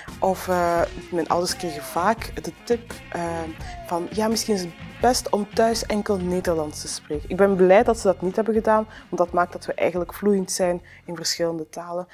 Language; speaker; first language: Dutch; early bilingual, other home language; Wolof